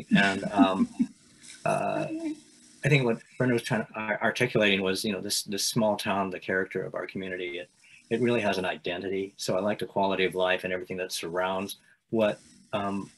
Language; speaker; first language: English; native; English